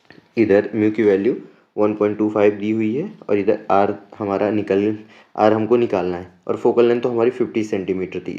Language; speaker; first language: Hindi; native; Hindi